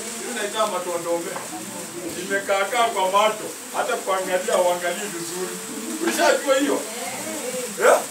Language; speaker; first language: Swahili; non-native, local second language; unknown